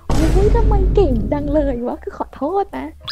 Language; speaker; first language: Japanese; non-native, learner; Thai